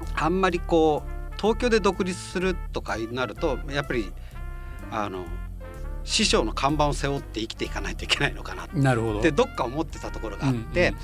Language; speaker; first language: Japanese; native; Japanese